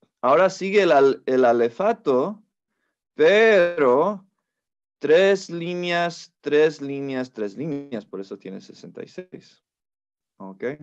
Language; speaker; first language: Spanish; non-native, fluent; English